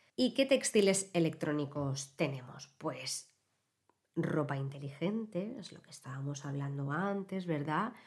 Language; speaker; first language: Spanish; native; Spanish